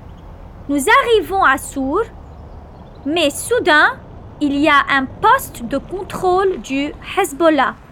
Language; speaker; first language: French; non-native, local second language; Arabic